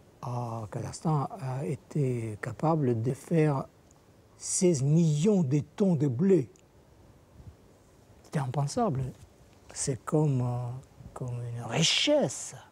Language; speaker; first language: French; non-native, fluent; Russian